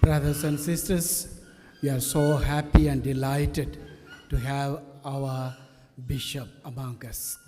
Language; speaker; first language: English; non-native, local second language; Tamil